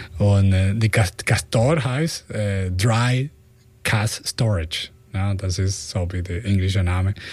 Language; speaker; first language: German; non-native, fluent; Spanish